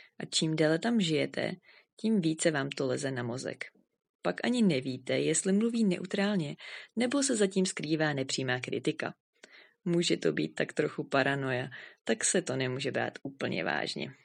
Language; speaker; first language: Czech; native; Czech